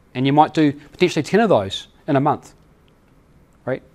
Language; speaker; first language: English; native; English